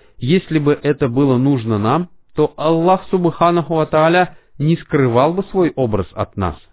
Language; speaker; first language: Russian; non-native, fluent; Arabic